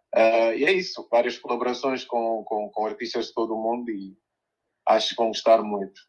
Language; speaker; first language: Portuguese; early bilingual, other home language; Upper Guinea Crioulo